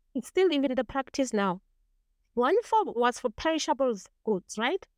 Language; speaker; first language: English; non-native, local second language; Tswana